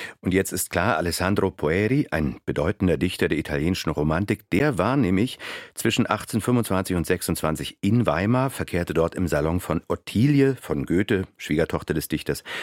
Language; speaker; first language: German; native; German